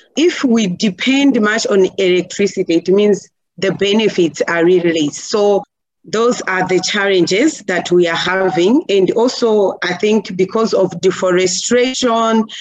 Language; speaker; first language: English; non-native, local second language; Nyanja